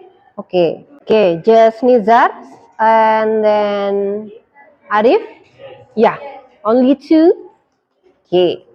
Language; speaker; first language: English; non-native, fluent; Indonesian